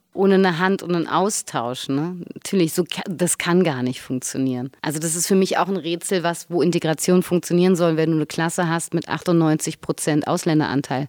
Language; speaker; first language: German; native; German